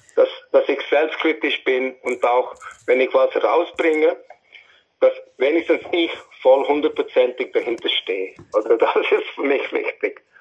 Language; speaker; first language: German; non-native, fluent; English